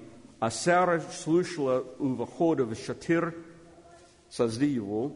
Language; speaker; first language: Russian; non-native, learner; English